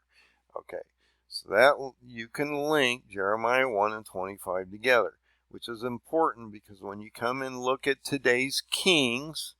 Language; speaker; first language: English; native; English